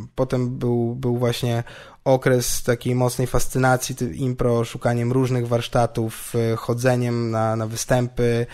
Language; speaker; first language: Polish; native; Polish